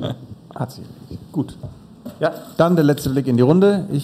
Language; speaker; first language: German; native; German